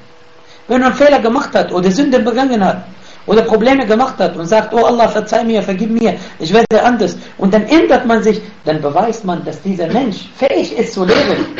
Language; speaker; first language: German; non-native, fluent; Arabic